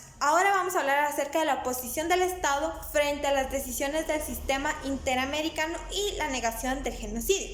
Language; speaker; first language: Spanish; native; Spanish